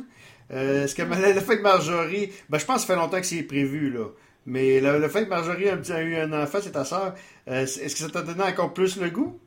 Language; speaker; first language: French; native; French